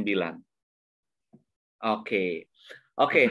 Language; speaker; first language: English; non-native, learner; Indonesian